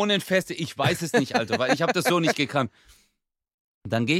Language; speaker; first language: German; early bilingual, other home language; Turkish